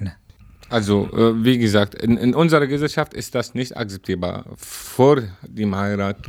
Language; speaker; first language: German; non-native, learner; Arabic